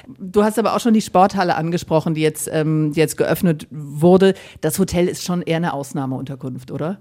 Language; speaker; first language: German; native; German